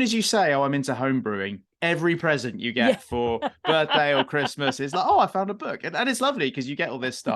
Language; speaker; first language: English; native; English